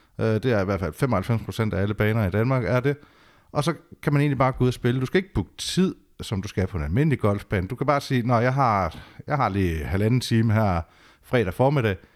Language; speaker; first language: Danish; native; Danish